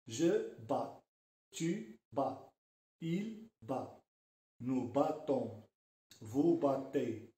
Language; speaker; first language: French; non-native, local second language; Arabic